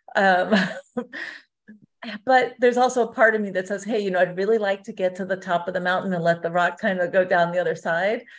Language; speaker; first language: English; native; English